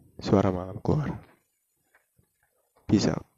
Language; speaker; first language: Indonesian; native; Indonesian